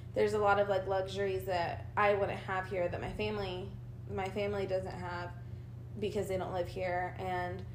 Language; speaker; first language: English; early bilingual, other home language; Spanish